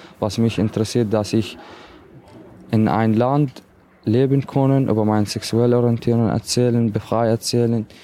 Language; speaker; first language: German; non-native, learner; Arabic